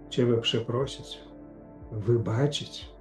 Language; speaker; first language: Polish; non-native, fluent; Ukrainian